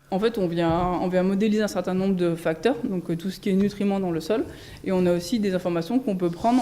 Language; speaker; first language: French; native; French